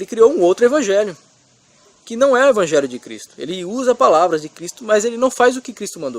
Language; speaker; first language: Portuguese; native; Portuguese